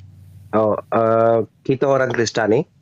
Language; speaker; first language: Indonesian; non-native, learner; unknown